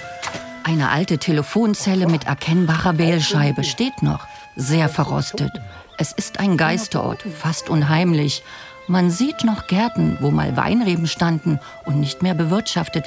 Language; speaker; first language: German; native; German